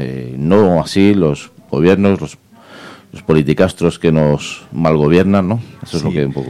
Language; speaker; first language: Spanish; native; Spanish